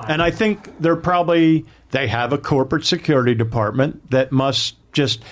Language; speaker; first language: English; native; English